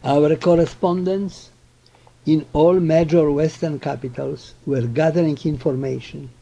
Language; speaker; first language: English; non-native, fluent; Polish